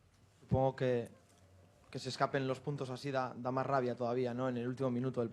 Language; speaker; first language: Spanish; native; Spanish